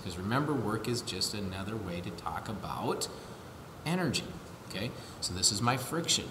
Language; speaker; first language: English; native; English